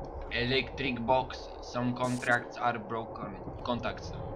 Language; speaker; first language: English; non-native, learner; Czech